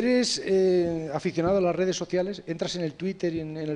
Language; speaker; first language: Spanish; native; Spanish